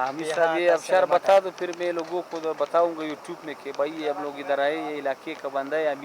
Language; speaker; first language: Hindi; non-native, local second language; Pashto